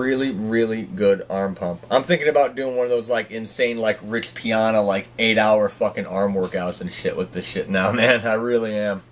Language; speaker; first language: English; native; English